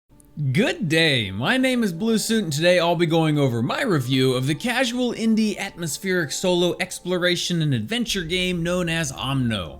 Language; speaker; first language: English; native; English